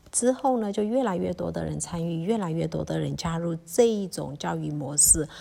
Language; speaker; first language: Chinese; early bilingual, heritage; Chinese